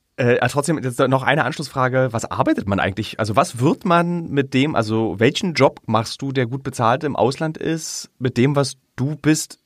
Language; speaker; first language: German; native; German